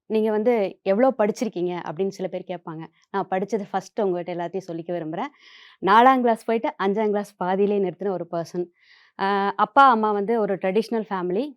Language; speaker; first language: Tamil; native; Tamil